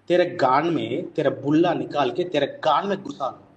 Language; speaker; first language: Hindi; non-native, local second language; Telugu